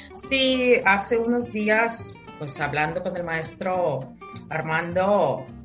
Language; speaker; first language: Spanish; non-native, fluent; Ukrainian